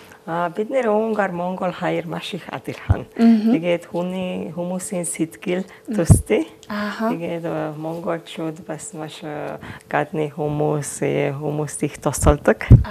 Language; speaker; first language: Mongolian; non-native, fluent; Hungarian